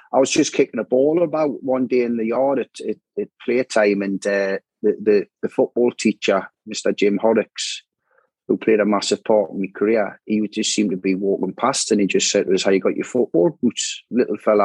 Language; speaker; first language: English; native; English